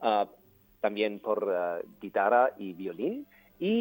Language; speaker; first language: Spanish; non-native, learner; German